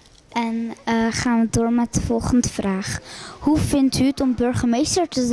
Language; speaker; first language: Dutch; early bilingual, other home language; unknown